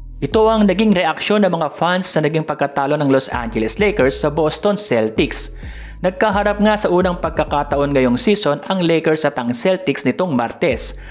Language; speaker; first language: Filipino; native; Filipino